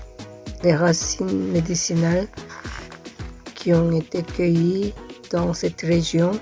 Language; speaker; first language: French; non-native, fluent; Korean